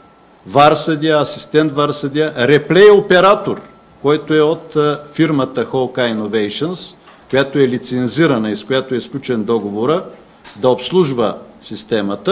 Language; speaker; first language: Bulgarian; native; Bulgarian